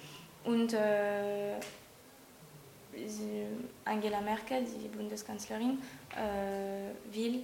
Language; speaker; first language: German; non-native, learner; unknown